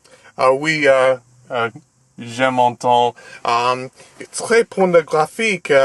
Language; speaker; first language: French; non-native, learner; English